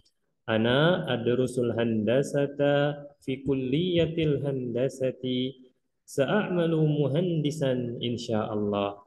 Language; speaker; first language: Arabic; non-native, fluent; Indonesian